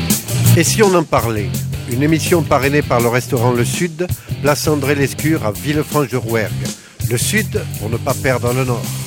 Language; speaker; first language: French; native; French